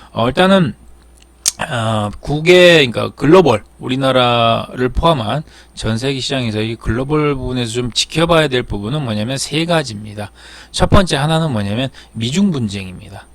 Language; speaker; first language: Korean; native; Korean